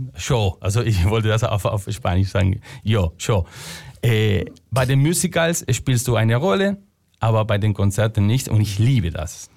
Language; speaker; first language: German; non-native, fluent; Spanish